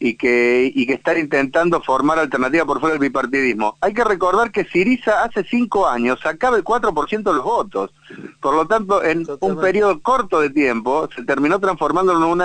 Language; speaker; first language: Spanish; native; Spanish